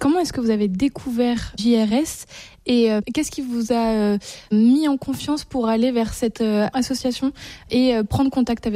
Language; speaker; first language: French; native; French